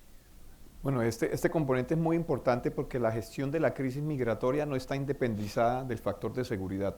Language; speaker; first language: Spanish; native; Spanish